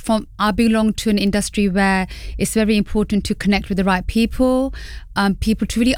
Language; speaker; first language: English; native; English